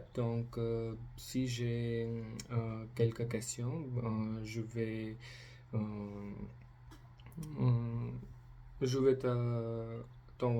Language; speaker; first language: French; non-native, learner; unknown